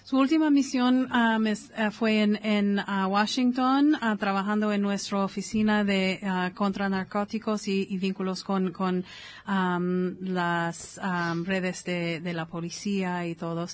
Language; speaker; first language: Spanish; non-native, fluent; English